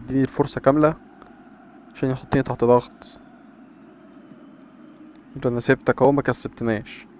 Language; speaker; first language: Arabic; native; Arabic